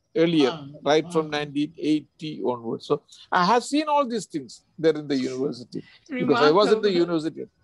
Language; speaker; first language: English; non-native, local second language; Malayalam